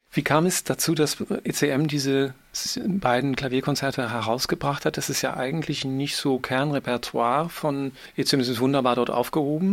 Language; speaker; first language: German; native; German